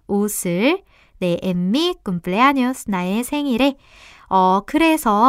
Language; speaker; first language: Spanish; non-native, fluent; Korean